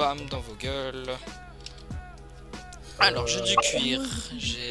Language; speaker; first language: French; native; French